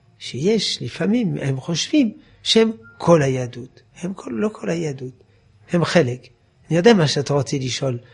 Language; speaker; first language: Hebrew; non-native, fluent; French